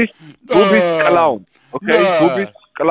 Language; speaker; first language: German; non-native, learner; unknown